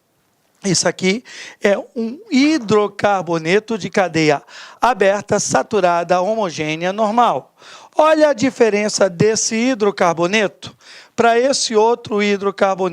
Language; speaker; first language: Portuguese; native; Portuguese